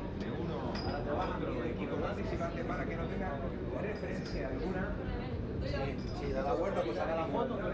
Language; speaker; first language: Spanish; native; Spanish